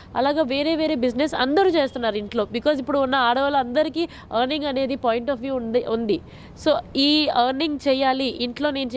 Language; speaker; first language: Telugu; non-native, local second language; Hindi